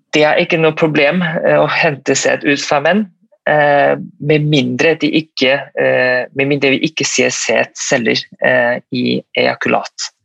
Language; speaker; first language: Norwegian; non-native, fluent; Malay